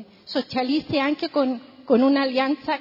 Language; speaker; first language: Italian; non-native, fluent; Spanish